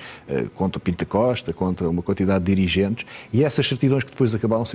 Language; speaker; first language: Portuguese; native; Portuguese